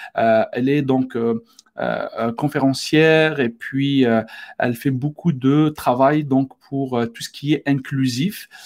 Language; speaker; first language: French; non-native, local second language; Arabic